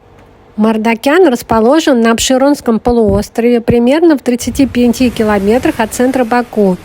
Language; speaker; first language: Russian; native; Russian